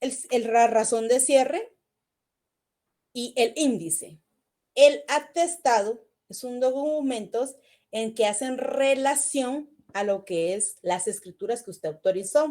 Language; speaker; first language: Spanish; native; Spanish